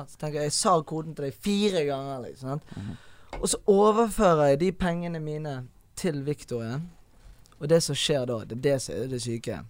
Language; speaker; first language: Norwegian; native; Norwegian